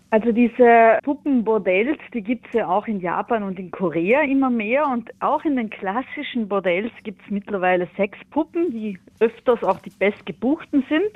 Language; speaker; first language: German; native; German